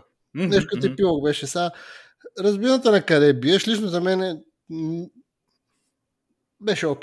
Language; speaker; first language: Bulgarian; native; Bulgarian